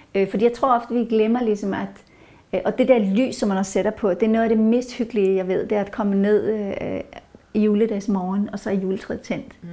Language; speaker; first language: Danish; non-native, fluent; Norwegian